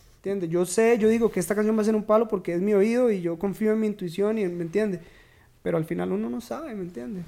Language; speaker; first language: Spanish; native; Spanish